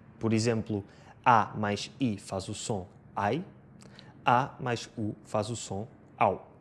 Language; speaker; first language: Portuguese; native; Portuguese